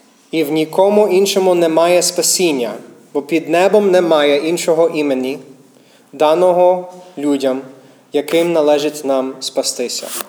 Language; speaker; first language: Ukrainian; non-native, fluent; English